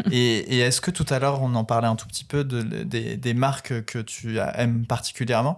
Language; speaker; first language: French; native; French